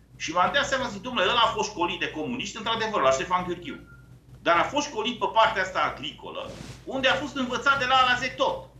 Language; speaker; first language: Romanian; native; Romanian